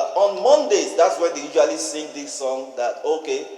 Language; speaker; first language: English; non-native, local second language; Yoruba